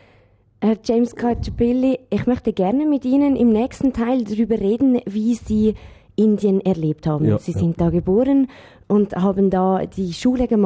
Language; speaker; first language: German; native; German